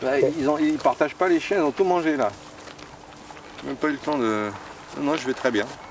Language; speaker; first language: French; native; French